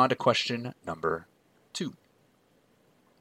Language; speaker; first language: English; native; English